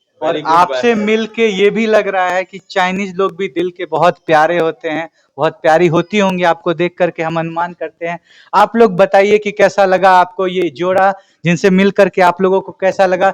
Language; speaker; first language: Hindi; native; Hindi